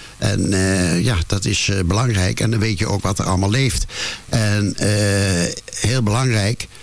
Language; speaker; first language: Dutch; native; Dutch